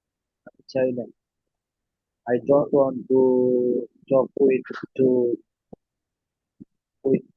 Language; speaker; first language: English; non-native, learner; Bangla